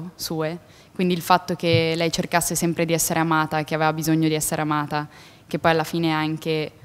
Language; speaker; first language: Italian; native; Italian